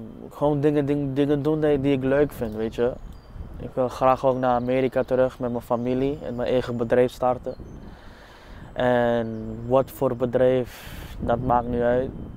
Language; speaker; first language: Dutch; non-native, fluent; English